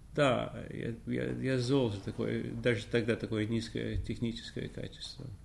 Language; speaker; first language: Russian; non-native, fluent; English